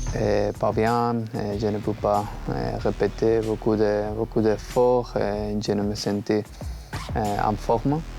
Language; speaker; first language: French; non-native, learner; Spanish